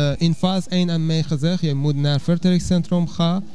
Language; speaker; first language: Dutch; non-native, learner; Persian